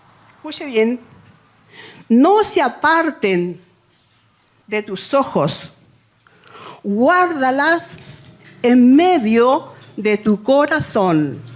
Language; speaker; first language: Spanish; native; Spanish